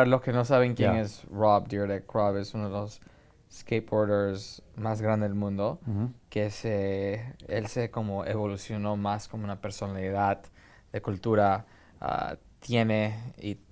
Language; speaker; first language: Spanish; early bilingual, heritage; Spanish